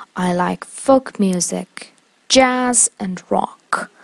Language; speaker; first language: English; non-native, fluent; Persian